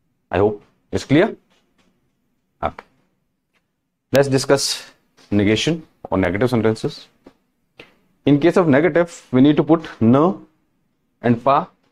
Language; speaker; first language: English; non-native, local second language; Hindi